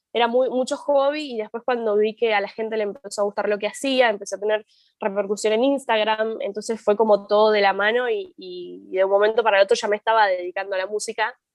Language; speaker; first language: Spanish; native; Spanish